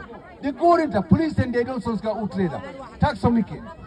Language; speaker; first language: Swedish; non-native, fluent; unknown